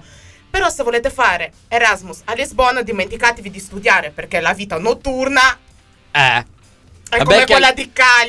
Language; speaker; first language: Italian; native; Italian